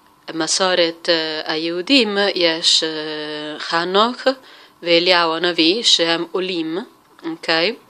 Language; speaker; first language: Hebrew; non-native, fluent; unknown